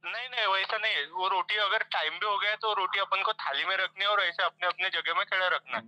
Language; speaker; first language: Hindi; non-native, local second language; Marathi